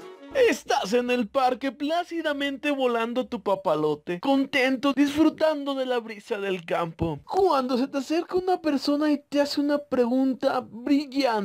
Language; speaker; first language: Spanish; native; Spanish